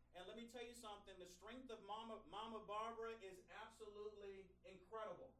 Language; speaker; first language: English; native; English